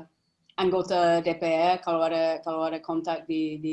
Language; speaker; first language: Indonesian; non-native, fluent; English